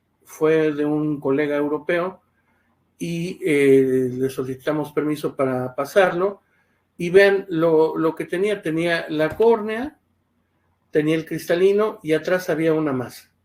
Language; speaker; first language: Spanish; native; Spanish